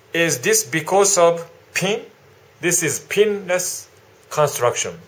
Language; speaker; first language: English; non-native, learner; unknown